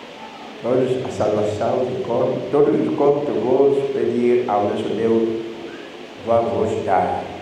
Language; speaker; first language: Portuguese; non-native, learner; Lingala